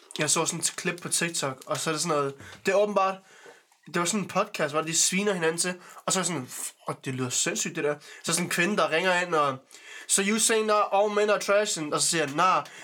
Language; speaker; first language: Danish; early bilingual, other home language; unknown